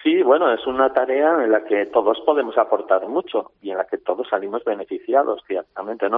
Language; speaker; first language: Spanish; native; Spanish